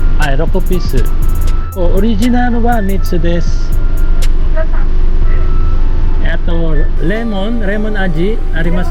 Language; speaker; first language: Japanese; non-native, fluent; Filipino